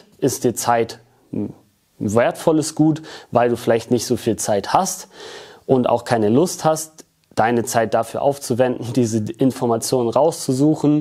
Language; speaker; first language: German; native; German